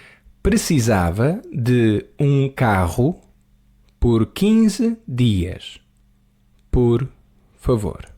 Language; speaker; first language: Portuguese; non-native, learner; English